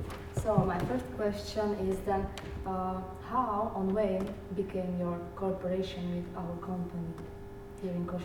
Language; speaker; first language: English; non-native, fluent; Slovak